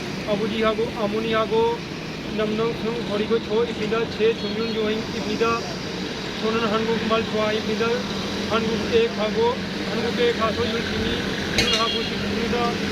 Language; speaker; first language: Korean; non-native, learner; Urdu